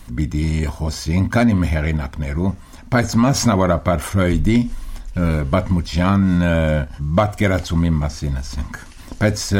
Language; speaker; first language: Armenian; early bilingual, heritage; Armenian